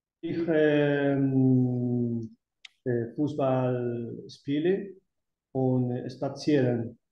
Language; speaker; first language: German; non-native, learner; Spanish